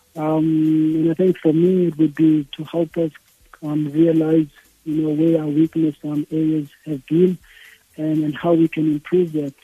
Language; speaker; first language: English; non-native, local second language; Xhosa